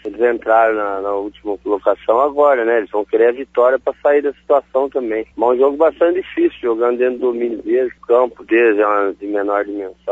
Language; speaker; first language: Portuguese; native; Portuguese